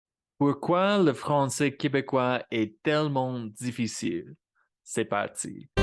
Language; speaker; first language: French; non-native, fluent; English